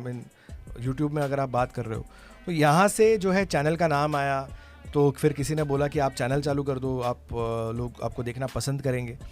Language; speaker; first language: Hindi; non-native, local second language; Tamil